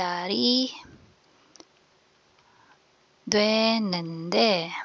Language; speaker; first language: Korean; non-native, fluent; Filipino